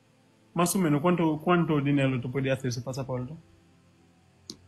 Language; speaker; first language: Spanish; non-native, learner; Haitian Creole